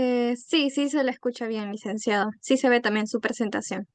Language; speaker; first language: Spanish; native; Spanish